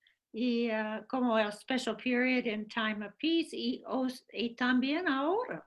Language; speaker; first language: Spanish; non-native, fluent; English